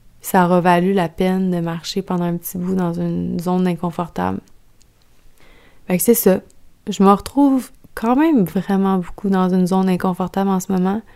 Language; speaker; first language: French; native; French